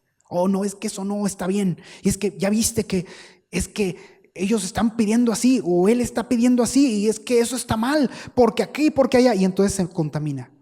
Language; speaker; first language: Spanish; native; Spanish